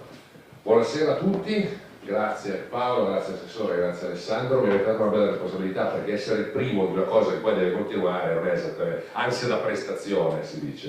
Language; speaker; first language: Italian; native; Italian